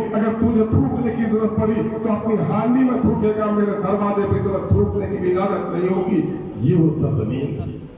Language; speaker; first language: Urdu; native; Urdu